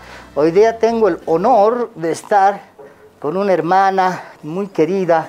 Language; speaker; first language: Spanish; native; Spanish